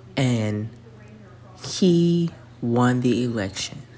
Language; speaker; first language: English; native; English